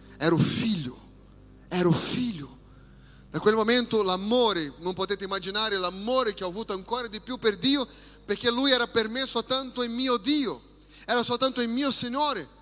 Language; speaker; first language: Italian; non-native, fluent; Portuguese